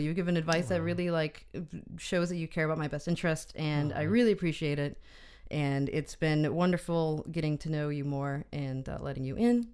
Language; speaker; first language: English; native; English